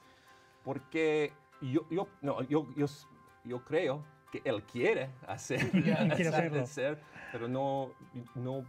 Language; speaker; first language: Spanish; non-native, fluent; English